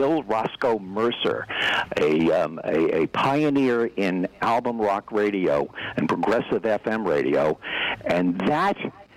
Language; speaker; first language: English; native; English